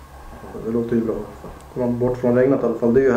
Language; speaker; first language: Swedish; native; Swedish